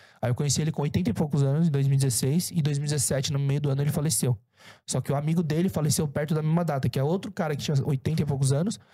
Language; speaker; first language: Portuguese; early bilingual, other home language; Korean